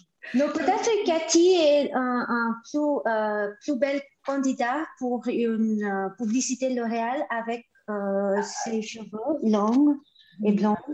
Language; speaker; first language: French; non-native, fluent; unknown